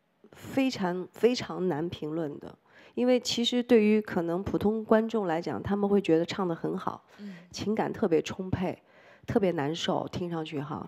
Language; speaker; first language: Chinese; native; Chinese